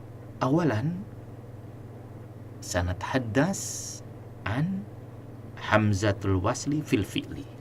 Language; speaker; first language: Arabic; non-native, fluent; Indonesian